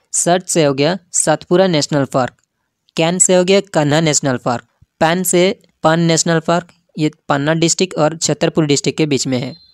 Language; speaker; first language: Hindi; non-native, local second language; Odia